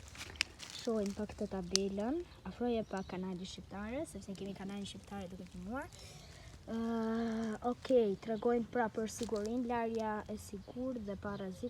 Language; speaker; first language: Albanian; early bilingual, heritage; Albanian